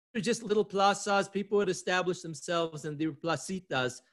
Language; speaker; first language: English; native; English